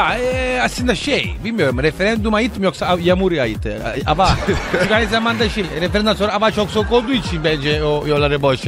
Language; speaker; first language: Turkish; non-native, learner; Italian